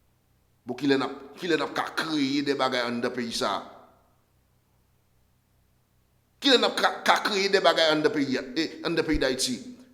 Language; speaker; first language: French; non-native, local second language; Haitian Creole